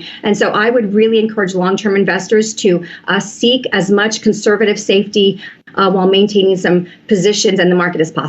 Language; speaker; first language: English; native; English